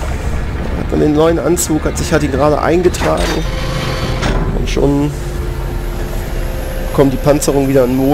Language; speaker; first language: German; native; German